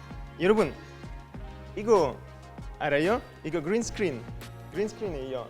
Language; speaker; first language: Korean; non-native, learner; French